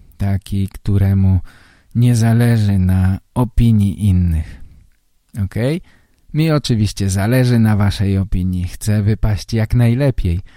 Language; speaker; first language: Polish; native; Polish